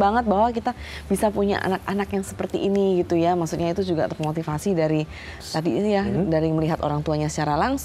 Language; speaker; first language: Indonesian; native; Indonesian